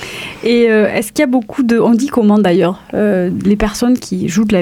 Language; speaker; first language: French; native; French